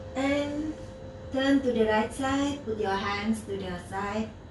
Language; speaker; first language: English; non-native, learner; Indonesian